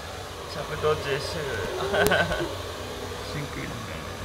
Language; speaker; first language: Chinese; non-native, fluent; Japanese